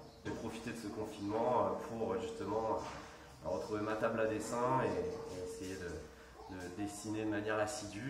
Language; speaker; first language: French; native; French